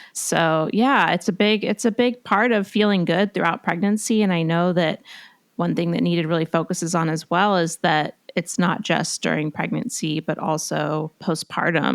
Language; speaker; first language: English; native; English